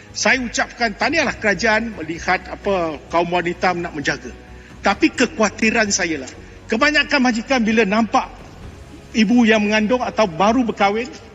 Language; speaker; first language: Malay; non-native, local second language; Chinese